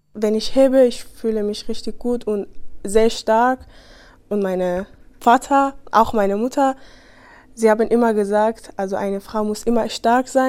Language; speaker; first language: German; non-native, learner; Persian